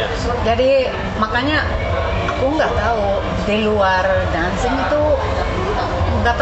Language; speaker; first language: Indonesian; non-native, fluent; Spanish